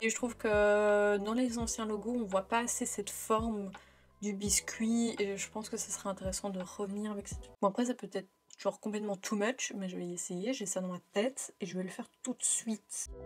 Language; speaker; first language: French; native; French